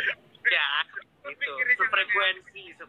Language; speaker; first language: Indonesian; native; Indonesian